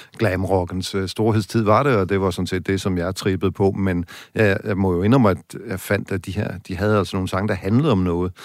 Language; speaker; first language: Danish; native; Danish